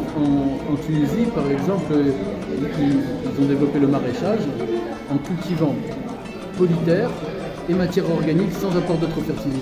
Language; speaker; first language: French; native; French